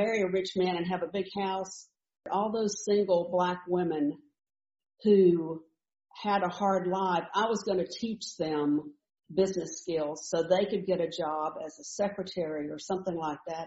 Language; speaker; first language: English; native; English